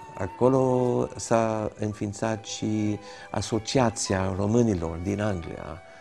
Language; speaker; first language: Romanian; early bilingual, heritage; Romanian